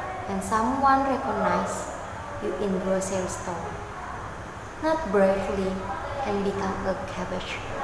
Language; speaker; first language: English; non-native, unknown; Indonesian